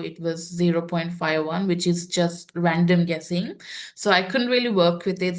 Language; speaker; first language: English; non-native, local second language; Sinhala